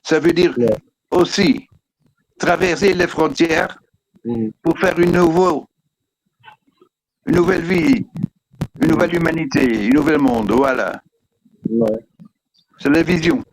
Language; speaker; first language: French; non-native, fluent; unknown